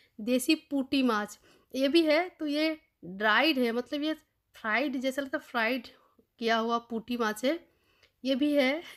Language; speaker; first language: Hindi; non-native, local second language; Bangla